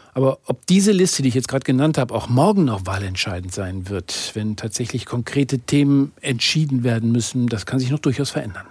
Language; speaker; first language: German; native; German